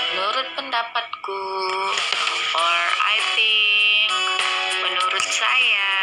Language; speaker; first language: English; non-native, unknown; Indonesian